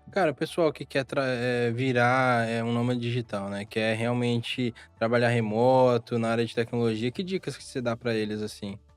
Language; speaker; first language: Portuguese; native; Portuguese